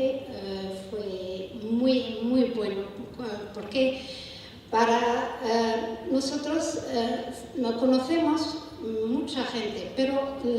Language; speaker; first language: Spanish; non-native, learner; Arabic